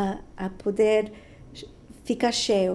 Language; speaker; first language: Portuguese; non-native, fluent; Spanish